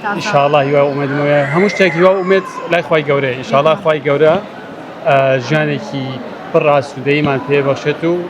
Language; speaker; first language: Central Kurdish; native; Central Kurdish